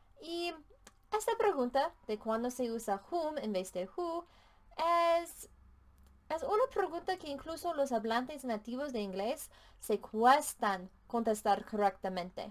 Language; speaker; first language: Spanish; non-native, fluent; English